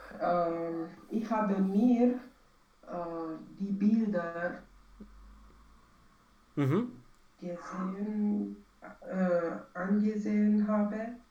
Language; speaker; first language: German; non-native, learner; Romanian